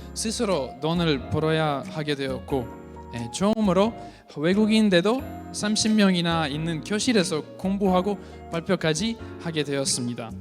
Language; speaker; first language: Korean; non-native, fluent; Russian